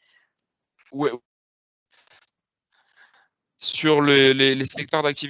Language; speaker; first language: French; native; French